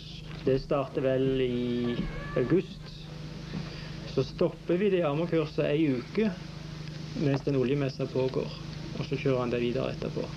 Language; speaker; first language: Norwegian; native; Norwegian